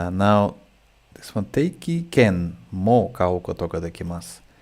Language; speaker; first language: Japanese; non-native, learner; English